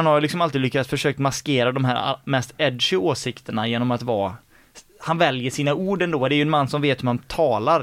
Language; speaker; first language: Swedish; native; Swedish